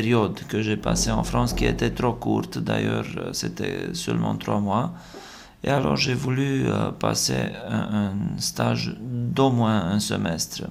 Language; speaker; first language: French; non-native, fluent; Romanian